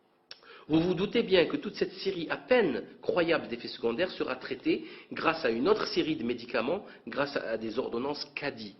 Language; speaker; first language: French; native; French